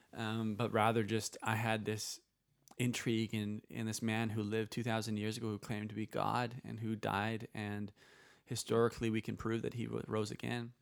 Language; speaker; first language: English; early bilingual, other home language; Icelandic